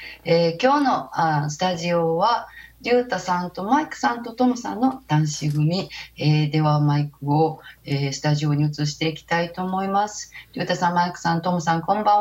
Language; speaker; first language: Japanese; native; Japanese